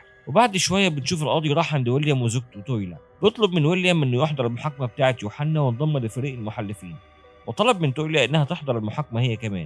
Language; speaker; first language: Arabic; native; Arabic